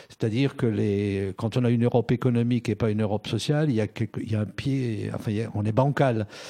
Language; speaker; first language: French; native; French